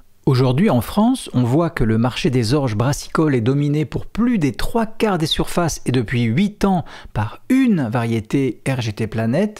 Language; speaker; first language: French; native; French